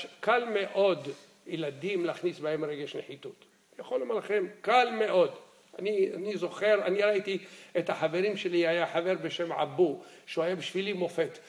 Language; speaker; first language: Hebrew; early bilingual, other home language; Arabic